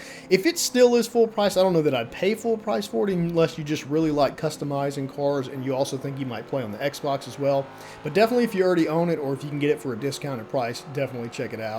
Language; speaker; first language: English; native; English